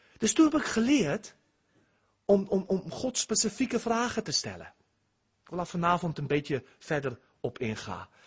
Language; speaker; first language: Dutch; early bilingual, heritage; Dutch